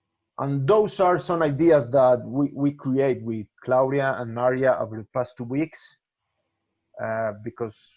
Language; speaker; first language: English; non-native, learner; Spanish